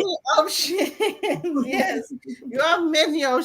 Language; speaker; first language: English; non-native, learner; French